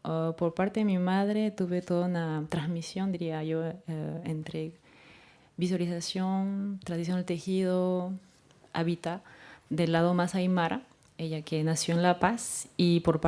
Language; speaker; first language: Spanish; native; Spanish